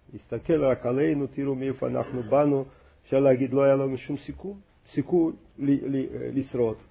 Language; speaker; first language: Hebrew; non-native, fluent; Russian